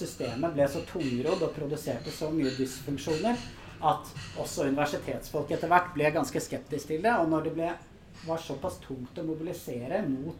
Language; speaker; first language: Norwegian; native; Norwegian